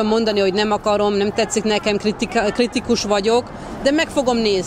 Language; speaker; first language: Hungarian; early bilingual, heritage; Hungarian